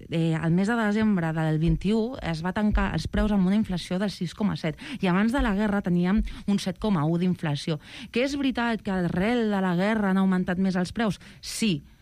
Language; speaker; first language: Catalan; non-native, local second language; Spanish